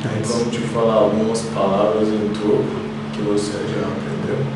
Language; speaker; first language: Portuguese; non-native, learner; Turkish